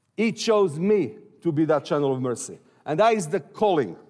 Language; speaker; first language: English; non-native, fluent; Serbian